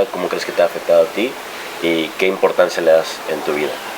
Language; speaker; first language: Spanish; native; Spanish